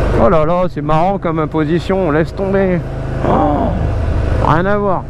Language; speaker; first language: French; native; French